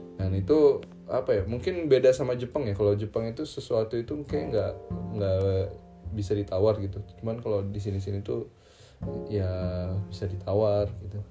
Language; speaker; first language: Indonesian; native; Indonesian